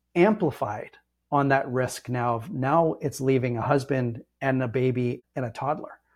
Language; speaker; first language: English; native; English